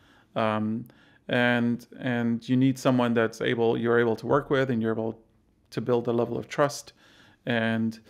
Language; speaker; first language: English; non-native, fluent; Arabic